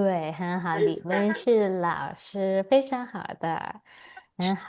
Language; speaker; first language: Chinese; non-native, fluent; Indonesian